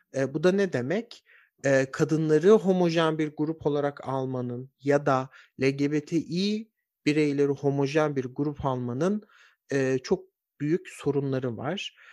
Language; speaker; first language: Turkish; native; Turkish